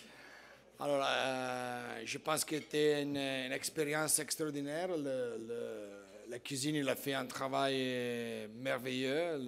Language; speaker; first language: French; non-native, fluent; Italian